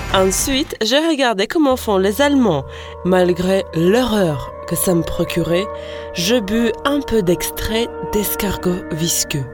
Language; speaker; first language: French; non-native, fluent; Latvian